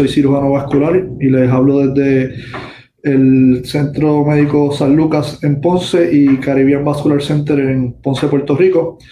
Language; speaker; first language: Spanish; native; Spanish